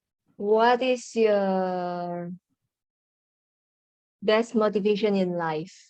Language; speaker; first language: English; non-native, learner; Indonesian